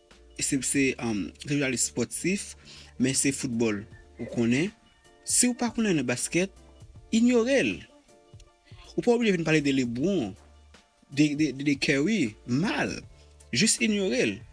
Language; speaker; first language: Haitian Creole; native; Haitian Creole